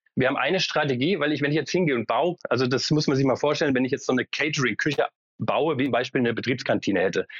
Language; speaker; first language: German; native; German